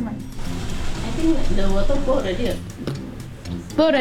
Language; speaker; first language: English; non-native, local second language; Indonesian